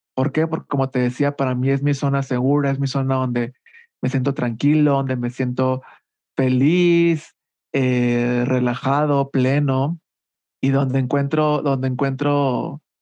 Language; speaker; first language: Spanish; native; Spanish